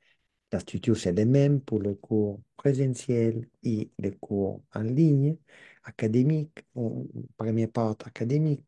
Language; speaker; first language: French; non-native, learner; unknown